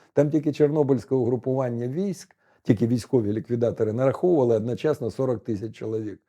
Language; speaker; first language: Ukrainian; native; Ukrainian